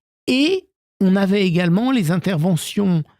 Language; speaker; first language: French; native; French